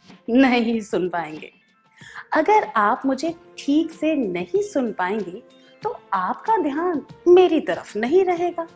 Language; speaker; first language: Hindi; native; Hindi